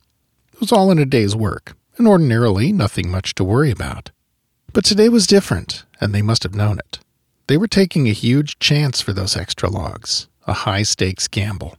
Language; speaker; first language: English; native; English